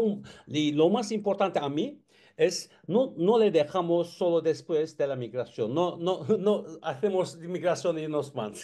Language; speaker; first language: Spanish; non-native, learner; Turkish